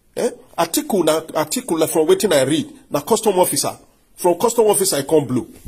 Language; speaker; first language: Nigerian Pidgin; non-native, local second language; Yoruba